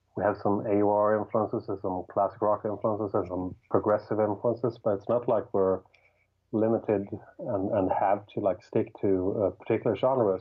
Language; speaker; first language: English; non-native, fluent; Swedish